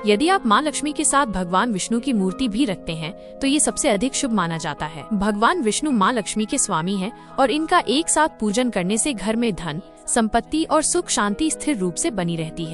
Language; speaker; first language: Hindi; native; Hindi